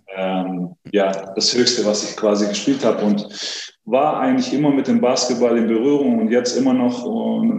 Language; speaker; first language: German; early bilingual, other home language; Greek